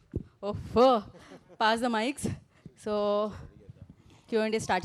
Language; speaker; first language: Telugu; native; Telugu